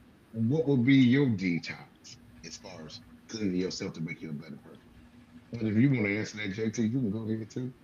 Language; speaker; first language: English; native; English